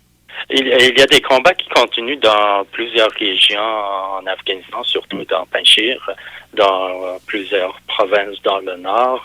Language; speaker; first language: French; non-native, fluent; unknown